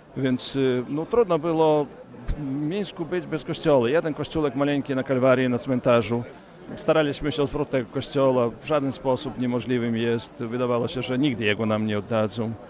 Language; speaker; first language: Polish; early bilingual, heritage; Polish